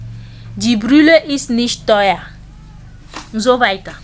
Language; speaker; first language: German; non-native, learner; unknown